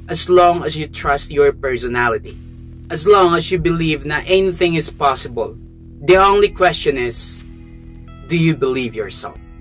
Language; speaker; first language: English; non-native, local second language; Filipino